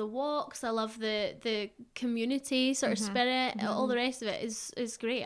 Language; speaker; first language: English; native; English